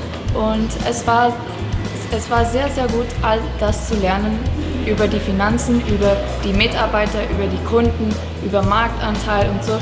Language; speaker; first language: German; non-native, fluent; Portuguese